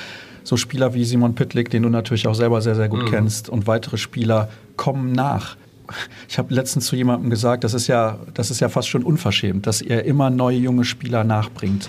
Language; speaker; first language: German; native; German